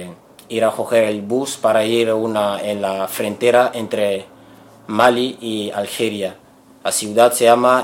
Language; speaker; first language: Spanish; non-native, learner; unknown